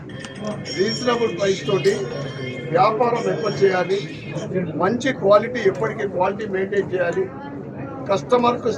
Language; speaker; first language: Telugu; native; Telugu